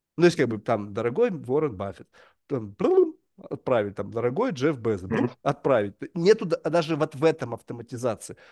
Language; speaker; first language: Russian; native; Russian